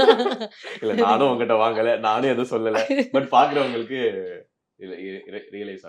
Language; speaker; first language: Tamil; native; Tamil